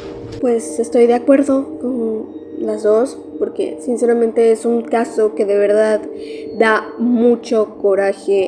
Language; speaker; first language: Spanish; native; Spanish